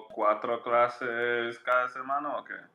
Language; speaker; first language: Spanish; non-native, learner; English